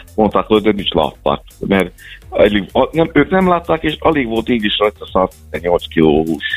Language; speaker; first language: Hungarian; native; Hungarian